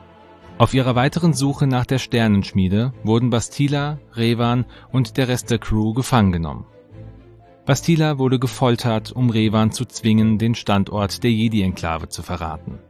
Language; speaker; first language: German; native; German